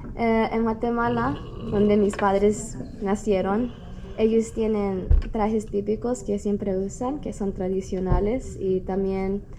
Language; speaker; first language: Spanish; early bilingual, heritage; Spanish